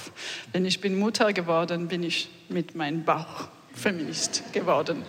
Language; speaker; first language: German; non-native, fluent; French